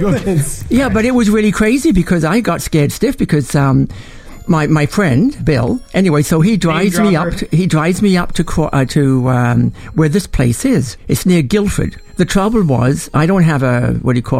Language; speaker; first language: English; native; English